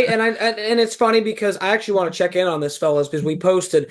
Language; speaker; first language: English; native; English